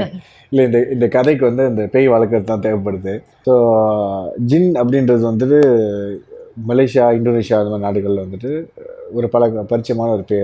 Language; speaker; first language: Tamil; native; Tamil